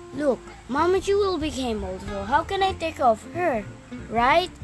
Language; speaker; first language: English; non-native, fluent; Arabic